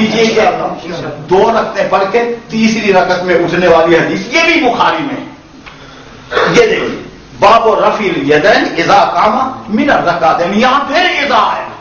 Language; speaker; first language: Urdu; native; Urdu